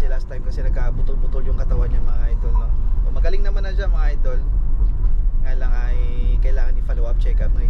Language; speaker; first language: Filipino; native; Filipino